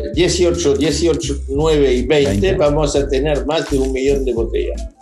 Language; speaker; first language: Spanish; non-native, fluent; French